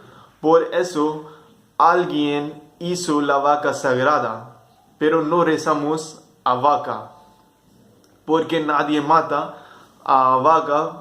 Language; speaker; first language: Spanish; non-native, fluent; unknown